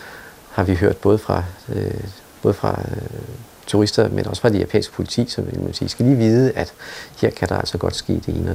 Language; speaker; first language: Danish; native; Danish